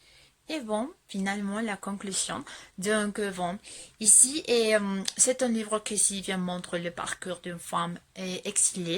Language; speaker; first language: French; non-native, fluent; Spanish